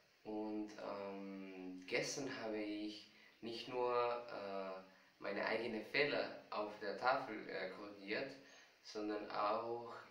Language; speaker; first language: German; non-native, fluent; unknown